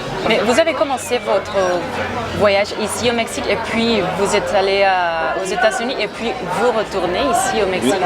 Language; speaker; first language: French; non-native, fluent; Spanish